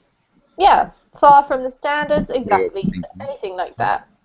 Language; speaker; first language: English; native; English